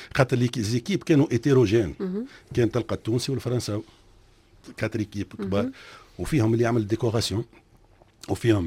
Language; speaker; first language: French; non-native, local second language; Arabic